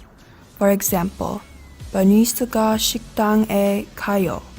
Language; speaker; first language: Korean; non-native, learner; English